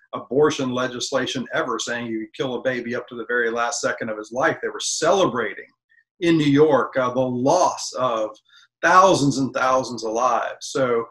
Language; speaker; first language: English; native; English